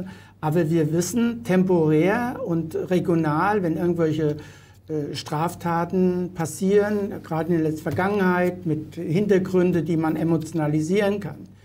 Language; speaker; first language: German; native; German